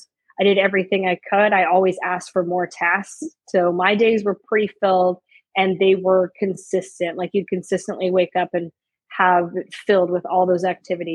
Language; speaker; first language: English; native; English